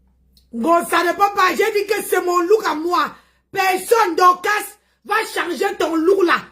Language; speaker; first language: French; non-native, local second language; Lingala